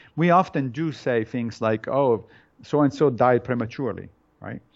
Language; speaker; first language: English; non-native, fluent; Italian